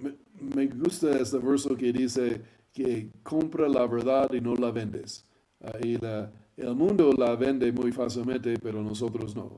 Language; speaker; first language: Spanish; non-native, fluent; English